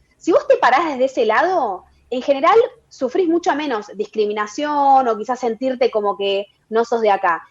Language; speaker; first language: Spanish; native; Spanish